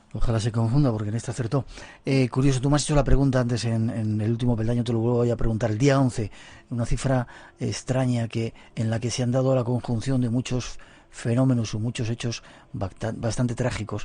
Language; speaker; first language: Spanish; native; Spanish